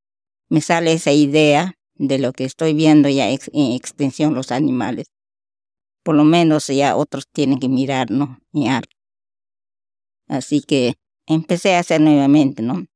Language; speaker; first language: Spanish; non-native, local second language; Shipibo-Conibo